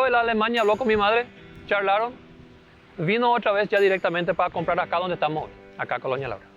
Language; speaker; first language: Spanish; early bilingual, other home language; German